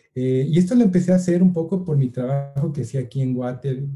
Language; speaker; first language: Spanish; native; Spanish